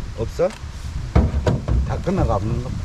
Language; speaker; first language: Korean; non-native, learner; Thai